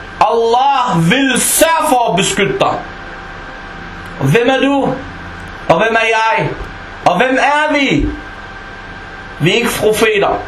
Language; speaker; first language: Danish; non-native, fluent; Arabic